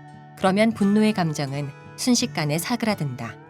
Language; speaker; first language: Korean; native; Korean